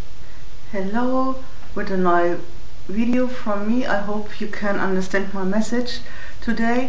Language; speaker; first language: English; non-native, learner; German